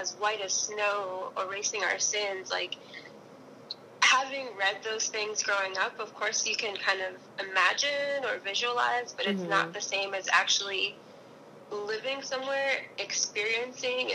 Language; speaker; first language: English; native; English